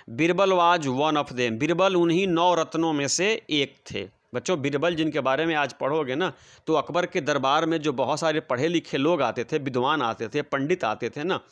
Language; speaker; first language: Hindi; non-native, local second language; Bhojpuri